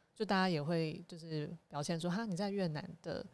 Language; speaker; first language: Chinese; non-native, fluent; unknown